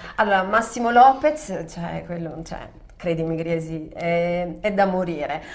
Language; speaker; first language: Italian; native; Italian